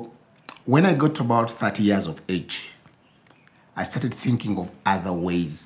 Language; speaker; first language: English; non-native, local second language; Ganda